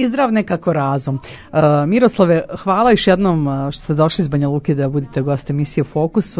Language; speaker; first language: Croatian; native; Croatian